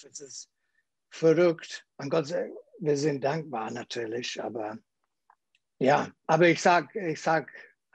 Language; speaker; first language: German; non-native, learner; English